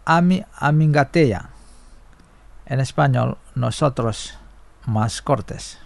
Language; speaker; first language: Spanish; non-native, fluent; Indonesian